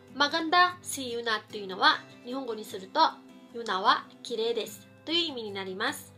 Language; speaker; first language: Japanese; non-native, fluent; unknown